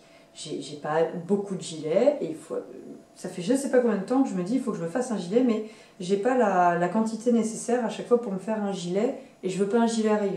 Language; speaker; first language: French; native; French